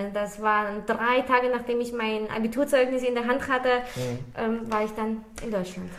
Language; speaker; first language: German; non-native, fluent; Polish